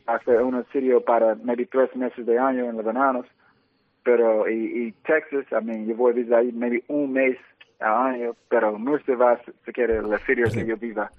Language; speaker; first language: Spanish; early bilingual, heritage; English